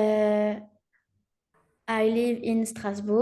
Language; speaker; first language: English; non-native, learner; French